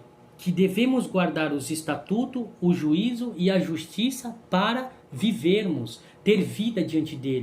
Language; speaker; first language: Portuguese; native; Portuguese